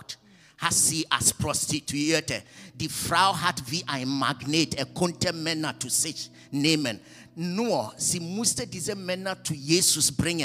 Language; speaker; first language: German; non-native, fluent; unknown